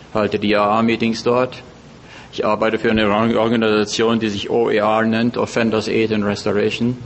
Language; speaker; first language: German; native; German